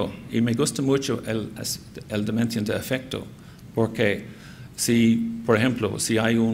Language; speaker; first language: Spanish; non-native, fluent; English